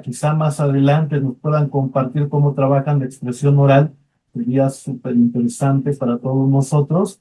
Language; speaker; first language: Spanish; native; Spanish